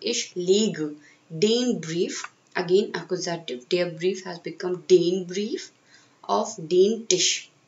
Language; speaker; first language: German; non-native, fluent; Hindi